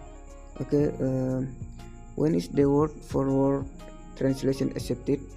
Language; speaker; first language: English; non-native, learner; Indonesian